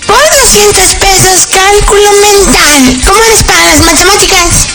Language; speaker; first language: Spanish; native; Spanish